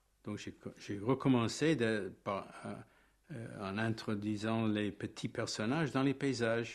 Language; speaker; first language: French; non-native, fluent; English